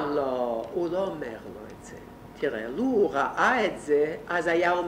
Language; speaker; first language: Hebrew; non-native, fluent; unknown